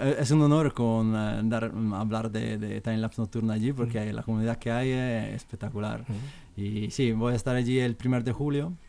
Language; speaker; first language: Spanish; non-native, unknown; Italian